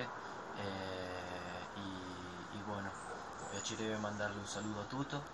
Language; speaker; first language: Italian; non-native, learner; Spanish